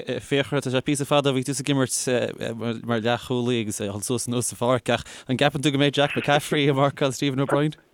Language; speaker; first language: Irish; native; Irish